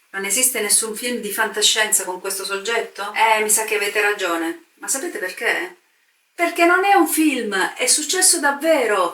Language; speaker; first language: Italian; native; Italian